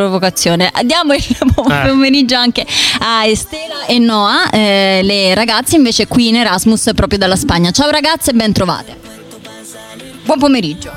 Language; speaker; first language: Italian; native; Italian